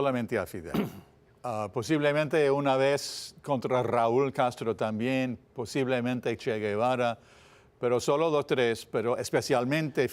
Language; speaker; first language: Spanish; non-native, fluent; English